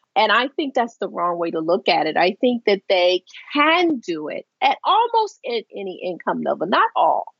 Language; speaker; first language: English; native; English